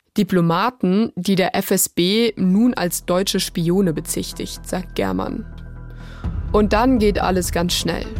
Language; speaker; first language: German; native; German